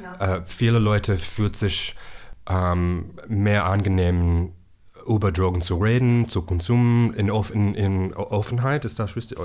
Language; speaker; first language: German; non-native, learner; English